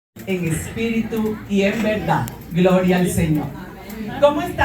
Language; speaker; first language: Spanish; native; Spanish